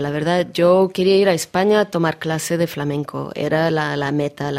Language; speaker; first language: Spanish; non-native, fluent; Russian